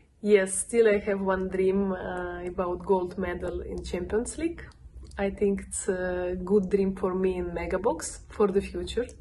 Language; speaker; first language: English; non-native, learner; Russian